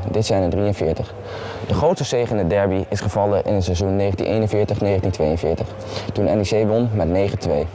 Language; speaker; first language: Dutch; native; Dutch